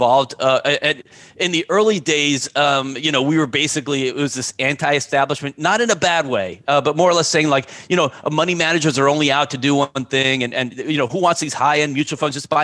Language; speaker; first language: English; native; English